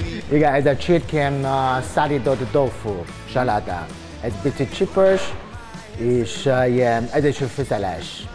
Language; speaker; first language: Hungarian; non-native, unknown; Chinese